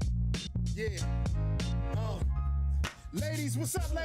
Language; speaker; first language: English; native; English